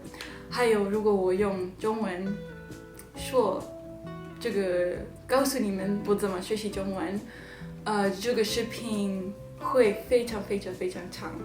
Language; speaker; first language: Chinese; non-native, learner; English